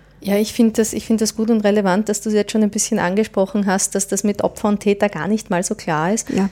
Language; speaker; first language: German; native; German